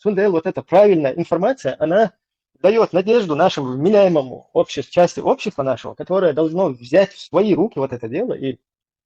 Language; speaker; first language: Russian; non-native, local second language; Chechen